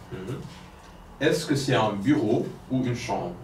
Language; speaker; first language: French; non-native, fluent; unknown